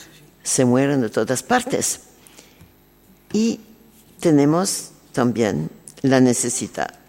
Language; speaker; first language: Spanish; non-native, learner; French